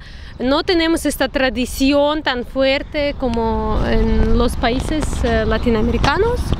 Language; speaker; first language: Spanish; non-native, fluent; Russian